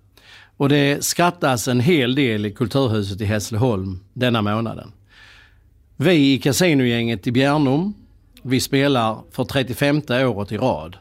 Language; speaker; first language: Swedish; native; Swedish